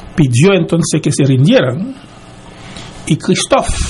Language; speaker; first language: Spanish; non-native, fluent; Haitian Creole